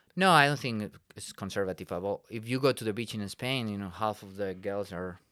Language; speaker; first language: English; non-native, fluent; Spanish